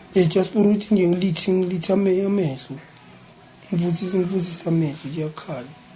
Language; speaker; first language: Zulu; non-native, local second language; Xhosa